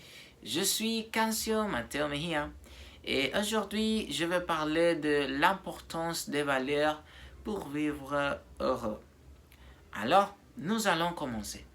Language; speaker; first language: French; non-native, learner; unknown